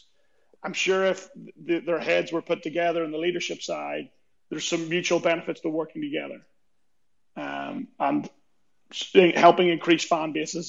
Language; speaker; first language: English; native; English